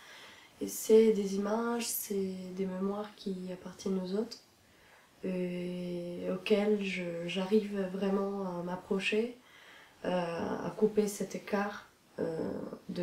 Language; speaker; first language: French; non-native, fluent; Italian